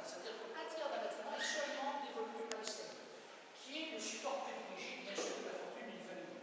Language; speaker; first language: French; native; French